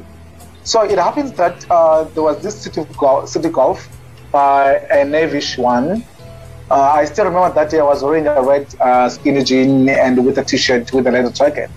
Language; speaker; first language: English; non-native, local second language; Xhosa